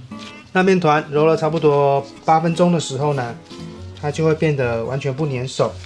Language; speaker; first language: Chinese; native; Chinese